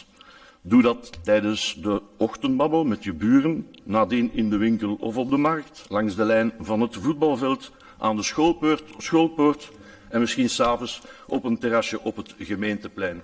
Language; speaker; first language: Dutch; native; Dutch